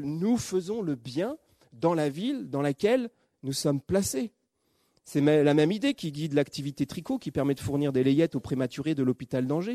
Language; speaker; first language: French; native; French